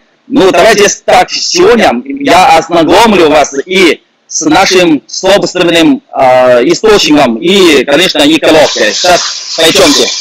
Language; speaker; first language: Russian; non-native, fluent; Chinese